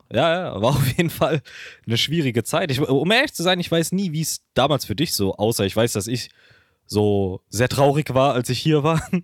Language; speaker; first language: German; early bilingual, other home language; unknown